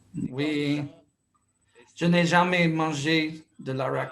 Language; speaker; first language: French; non-native, fluent; English